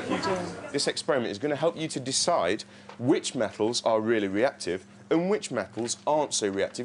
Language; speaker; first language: English; native; English